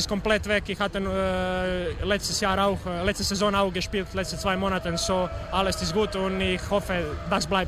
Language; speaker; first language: German; non-native, learner; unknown